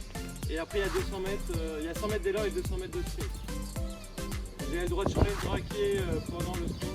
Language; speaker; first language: French; native; French